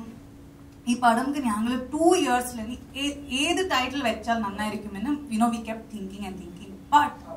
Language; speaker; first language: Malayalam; non-native, fluent; Kannada